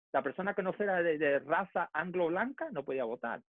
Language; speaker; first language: Spanish; early bilingual, heritage; Spanish